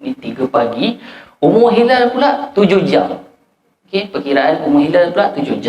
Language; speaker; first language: Malay; native; Malay